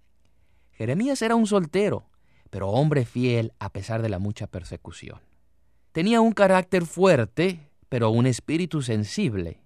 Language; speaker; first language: Spanish; native; Spanish